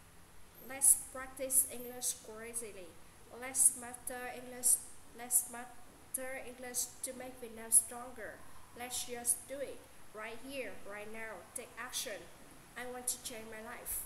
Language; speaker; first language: English; non-native, learner; Vietnamese